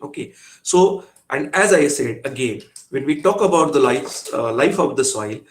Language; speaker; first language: English; non-native, local second language; Marathi